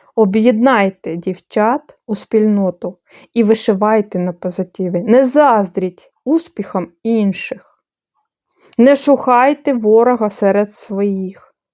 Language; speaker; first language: Ukrainian; non-native, fluent; Bulgarian